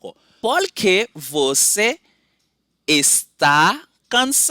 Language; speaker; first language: Portuguese; non-native, fluent; Haitian Creole